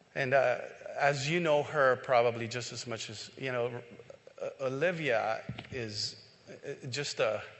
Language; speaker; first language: English; non-native, local second language; Filipino